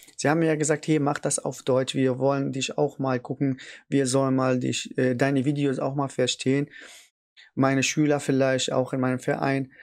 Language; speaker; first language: German; non-native, learner; Arabic